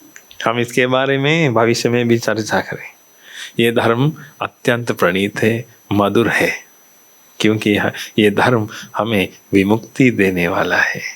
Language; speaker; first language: Hindi; non-native, fluent; Sinhala